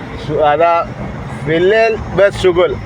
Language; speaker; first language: Arabic; non-native, learner; Malayalam